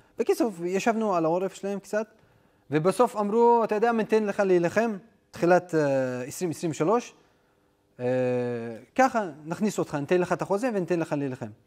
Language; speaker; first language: Hebrew; non-native, local second language; Adyghe